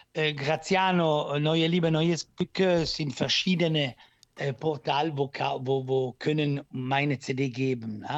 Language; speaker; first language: German; non-native, learner; Italian